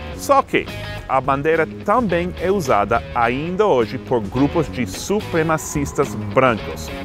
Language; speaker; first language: Portuguese; non-native, fluent; English